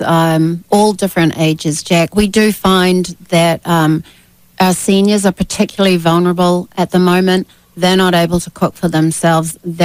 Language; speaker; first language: English; native; English